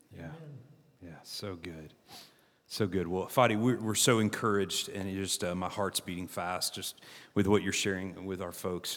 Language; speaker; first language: English; native; English